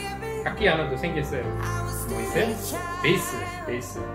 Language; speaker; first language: Korean; non-native, learner; Dutch